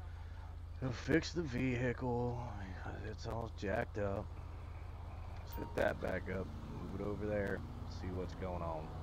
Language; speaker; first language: English; native; English